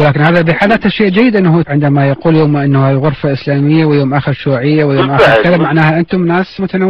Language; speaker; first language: Arabic; native; Arabic